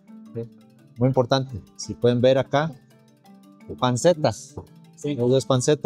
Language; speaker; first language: Spanish; early bilingual, other home language; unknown